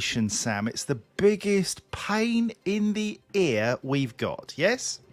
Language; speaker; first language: English; native; English